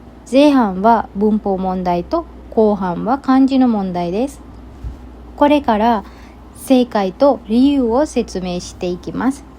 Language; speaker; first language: Japanese; non-native, fluent; Sinhala